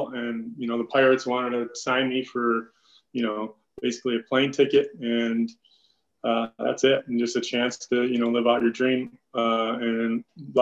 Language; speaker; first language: English; native; English